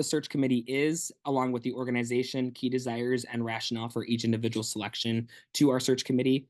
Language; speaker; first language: English; native; English